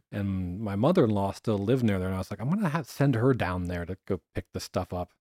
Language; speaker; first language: English; native; English